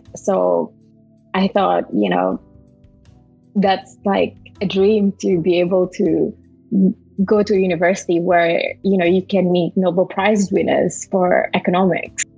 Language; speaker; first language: English; non-native, fluent; Malay